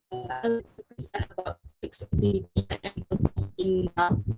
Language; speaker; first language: English; non-native, learner; Malay